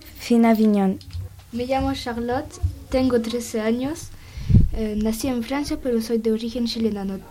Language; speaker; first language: Spanish; early bilingual, heritage; Spanish